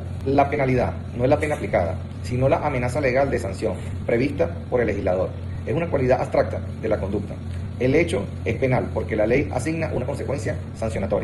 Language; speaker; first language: Spanish; native; Spanish